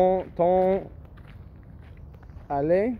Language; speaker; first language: French; non-native, learner; English